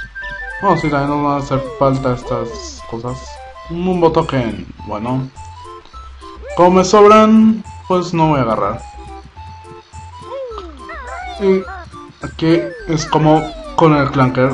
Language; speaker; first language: Spanish; native; Spanish